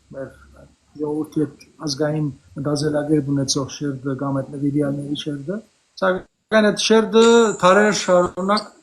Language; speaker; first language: Armenian; early bilingual, heritage; Armenian